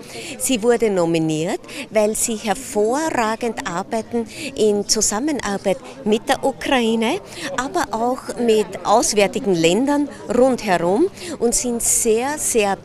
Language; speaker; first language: German; native; German